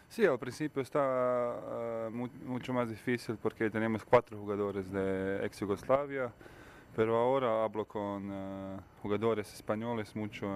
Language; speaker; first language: Spanish; non-native, learner; Bosnian